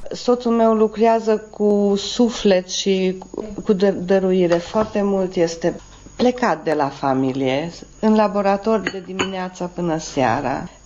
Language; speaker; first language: Romanian; native; Romanian